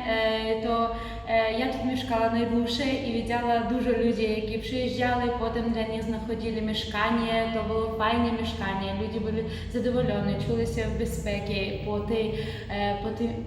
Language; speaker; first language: Polish; non-native, learner; Ukrainian